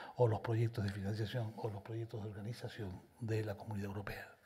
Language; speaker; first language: Spanish; native; Spanish